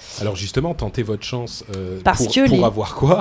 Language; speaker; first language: French; native; French